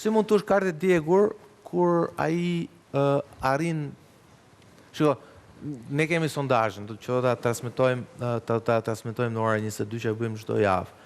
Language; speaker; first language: Albanian; native; Albanian